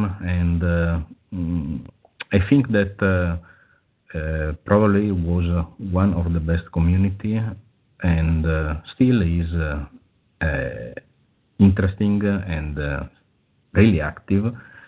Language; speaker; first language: English; non-native, fluent; Italian